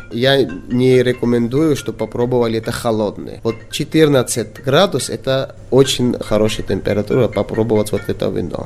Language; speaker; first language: Russian; non-native, local second language; Georgian